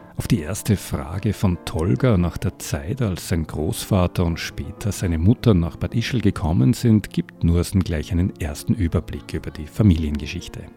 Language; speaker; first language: German; native; German